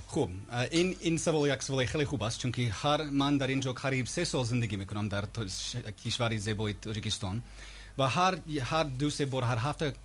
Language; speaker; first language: Persian; non-native, learner; English